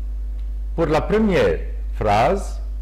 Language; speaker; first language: French; non-native, local second language; Arabic